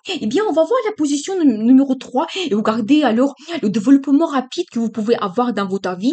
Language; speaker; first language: French; non-native, fluent; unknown